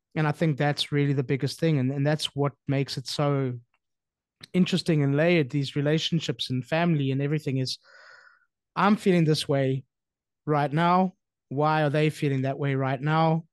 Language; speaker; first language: English; native; English